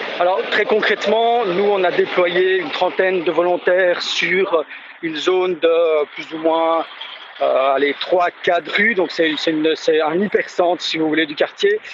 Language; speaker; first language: French; native; French